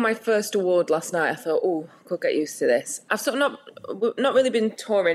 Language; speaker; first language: English; native; English